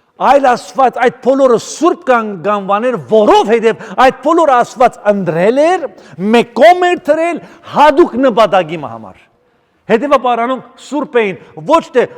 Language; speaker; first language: Armenian; native; Armenian